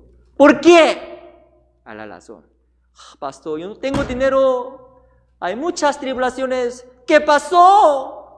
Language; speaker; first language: Spanish; non-native, learner; Korean